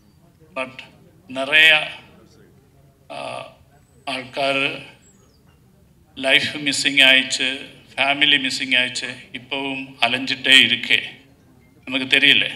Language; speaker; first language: Tamil; non-native, learner; Malayalam